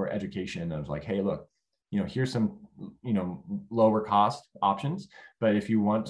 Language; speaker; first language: English; native; English